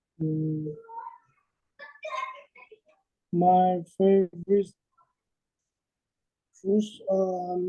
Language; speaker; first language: English; non-native, learner; Vietnamese